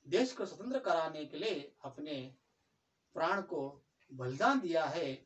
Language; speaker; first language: Hindi; non-native, local second language; Kannada